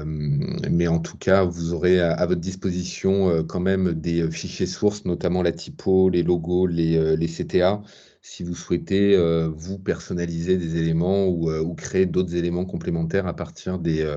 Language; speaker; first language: French; native; French